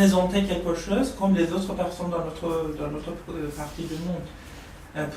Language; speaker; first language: French; non-native, learner; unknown